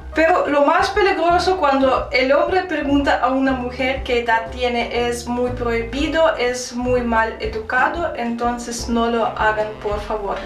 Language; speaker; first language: Spanish; non-native, fluent; Russian